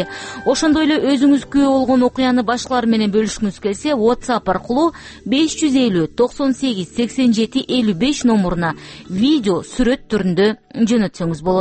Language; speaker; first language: Kyrgyz; native; Kyrgyz